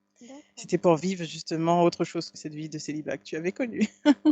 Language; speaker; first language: French; native; French